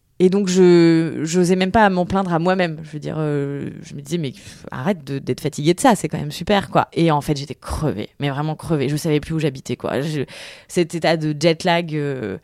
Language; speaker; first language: French; native; French